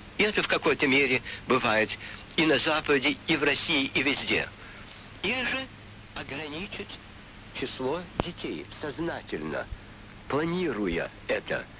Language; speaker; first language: Russian; early bilingual, heritage; Russian